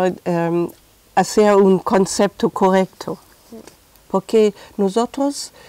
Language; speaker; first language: Spanish; non-native, fluent; German